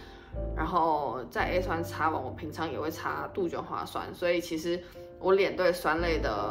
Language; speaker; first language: Chinese; native; Chinese